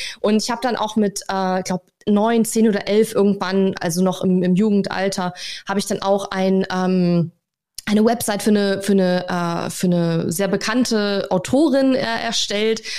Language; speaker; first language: German; native; German